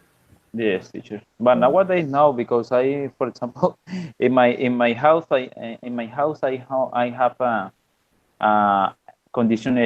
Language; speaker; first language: English; non-native, learner; Spanish